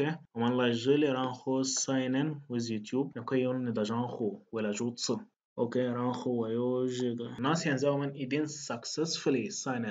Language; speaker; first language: Chinese; non-native, fluent; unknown